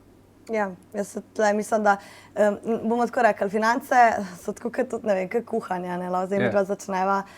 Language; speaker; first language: Slovenian; native; Slovenian